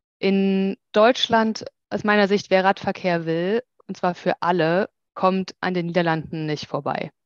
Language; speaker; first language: German; native; German